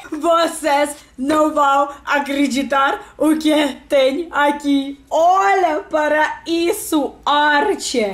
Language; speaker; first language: Portuguese; non-native, learner; Russian